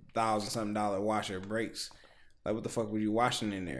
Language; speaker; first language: English; native; English